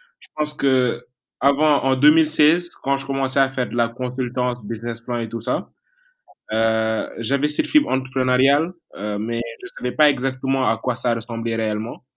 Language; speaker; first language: French; non-native, local second language; Wolof